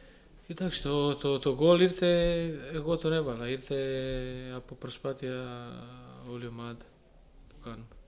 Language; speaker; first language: Greek; non-native, fluent; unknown